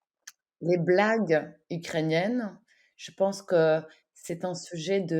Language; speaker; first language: French; non-native, fluent; Ukrainian